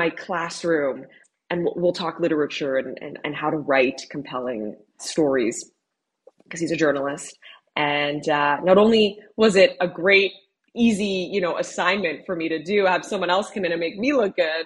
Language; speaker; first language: English; native; English